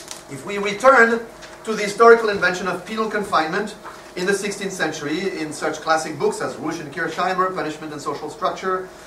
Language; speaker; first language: English; non-native, fluent; French